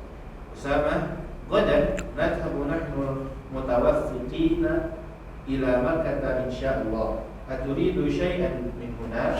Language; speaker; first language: Arabic; non-native, learner; Indonesian